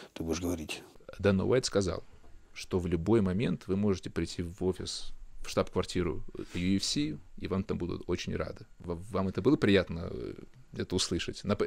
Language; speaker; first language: Russian; native; Russian